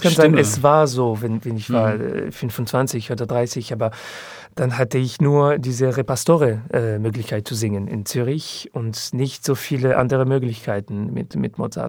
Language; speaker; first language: German; non-native, learner; French